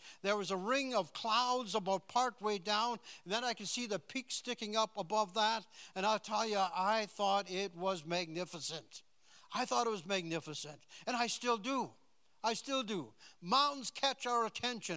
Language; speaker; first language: English; native; English